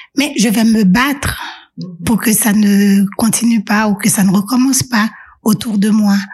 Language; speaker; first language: French; non-native, local second language; Haitian Creole